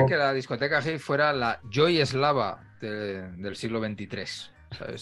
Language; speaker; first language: Spanish; native; Spanish